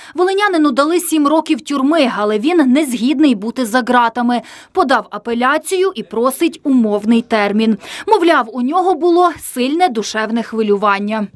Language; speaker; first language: Ukrainian; native; Ukrainian